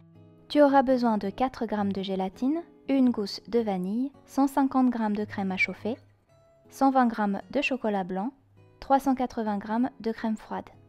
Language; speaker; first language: French; native; French